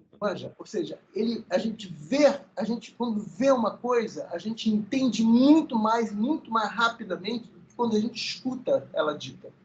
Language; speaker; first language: Portuguese; early bilingual, other home language; Spanish